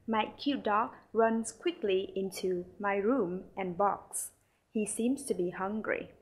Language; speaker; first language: English; non-native, fluent; Vietnamese